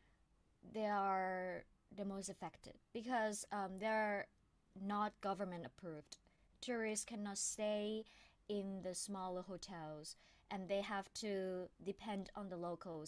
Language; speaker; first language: English; non-native, fluent; Thai